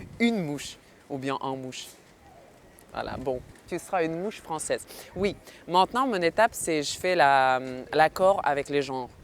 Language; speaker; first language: French; non-native, fluent; Ukrainian